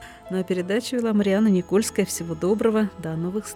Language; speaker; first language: Russian; native; Russian